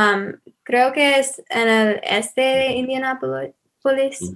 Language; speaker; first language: Spanish; non-native, learner; English